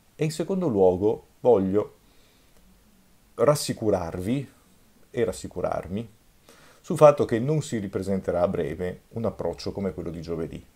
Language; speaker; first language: Italian; native; Italian